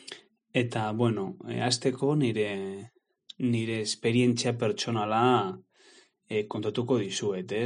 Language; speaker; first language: Basque; non-native, learner; Spanish